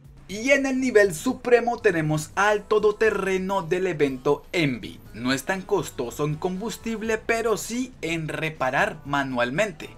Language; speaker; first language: Spanish; native; Spanish